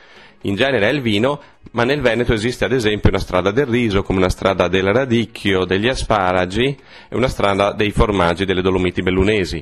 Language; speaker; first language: Italian; native; Italian